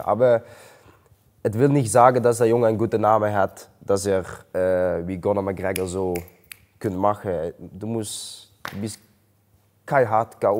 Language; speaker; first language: German; non-native, learner; Dutch